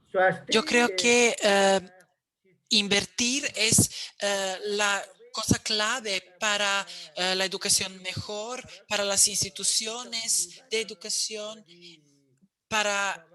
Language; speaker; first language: Spanish; non-native, fluent; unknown